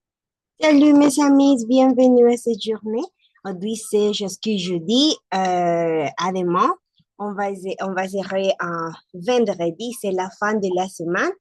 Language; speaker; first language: French; non-native, learner; Spanish